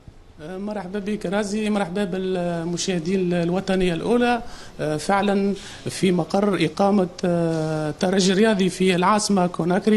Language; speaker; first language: Arabic; native; Arabic